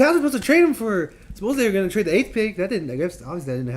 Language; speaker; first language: English; native; English